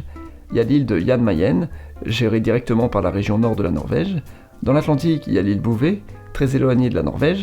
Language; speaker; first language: French; native; French